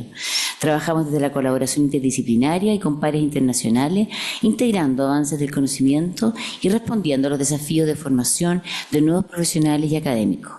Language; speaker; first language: Spanish; native; Spanish